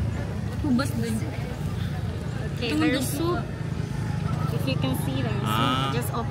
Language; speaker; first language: English; non-native, local second language; Cebuano